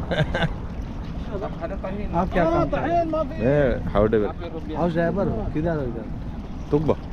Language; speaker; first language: Hindi; non-native, learner; Filipino